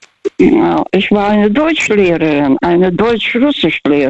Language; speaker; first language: German; non-native, fluent; Russian